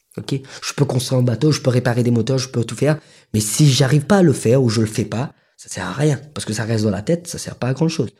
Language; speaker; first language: French; non-native, local second language; Morisyen